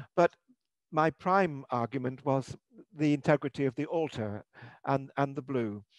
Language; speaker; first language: English; native; English